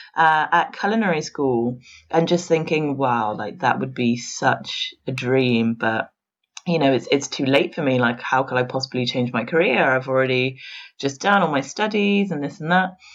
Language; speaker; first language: English; native; English